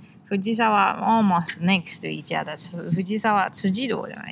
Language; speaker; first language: English; non-native, fluent; Japanese